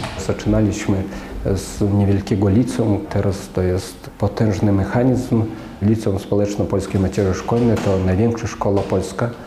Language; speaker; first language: Polish; non-native, local second language; Russian